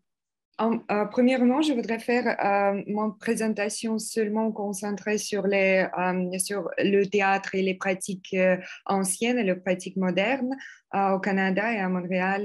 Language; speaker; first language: French; non-native, fluent; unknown